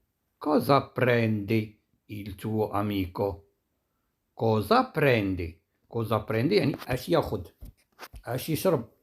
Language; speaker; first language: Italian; non-native, fluent; Arabic